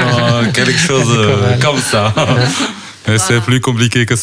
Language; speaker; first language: French; non-native, fluent; Chinese